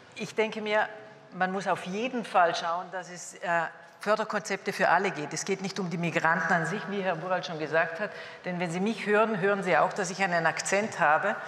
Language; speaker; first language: German; native; German